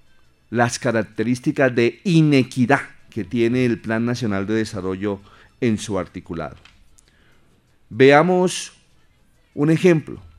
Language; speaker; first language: Spanish; native; Spanish